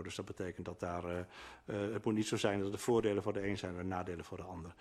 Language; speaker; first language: Dutch; native; Dutch